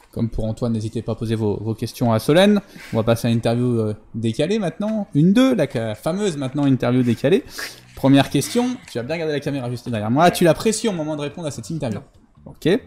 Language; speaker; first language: French; native; French